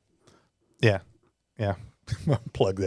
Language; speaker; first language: English; native; English